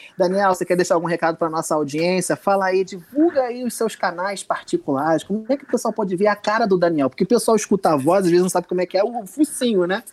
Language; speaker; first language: Portuguese; native; Portuguese